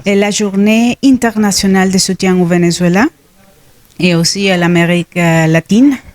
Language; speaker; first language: French; non-native, fluent; Spanish